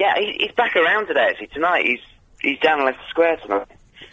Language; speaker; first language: English; native; English